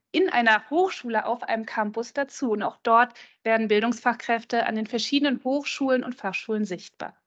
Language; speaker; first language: German; native; German